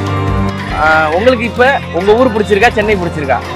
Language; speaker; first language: Tamil; native; Tamil